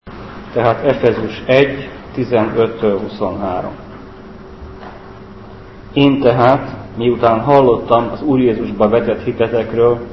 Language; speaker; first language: Hungarian; native; Hungarian